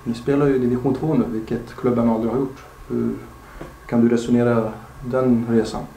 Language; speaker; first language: Swedish; native; Swedish